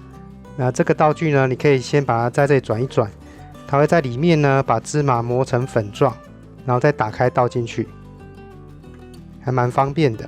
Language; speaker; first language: Chinese; native; Chinese